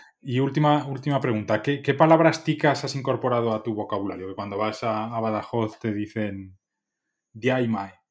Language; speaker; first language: Spanish; native; Spanish